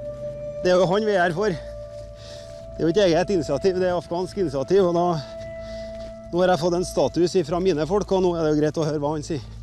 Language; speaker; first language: Norwegian; native; Norwegian